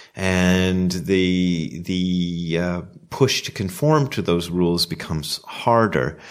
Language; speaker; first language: English; native; English